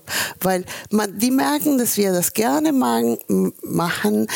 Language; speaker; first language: German; non-native, fluent; Spanish